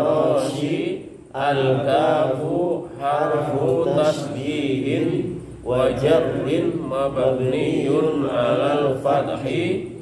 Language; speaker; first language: Arabic; non-native, fluent; Indonesian